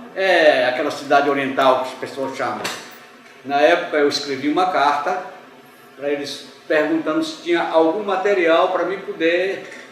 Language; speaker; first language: Portuguese; early bilingual, other home language; Japanese